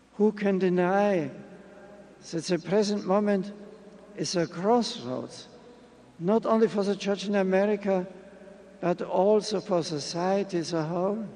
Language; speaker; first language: English; non-native, fluent; German